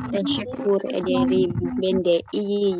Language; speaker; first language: Turkish; non-native, learner; Indonesian